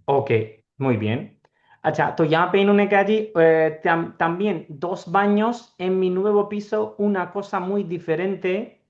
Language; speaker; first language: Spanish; non-native, learner; Urdu